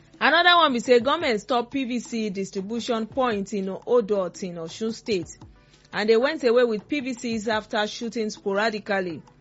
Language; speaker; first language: Nigerian Pidgin; non-native, local second language; Yoruba